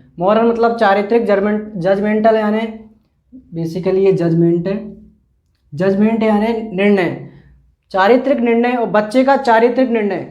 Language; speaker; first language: Hindi; native; Hindi